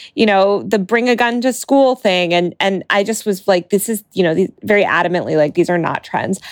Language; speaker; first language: English; native; English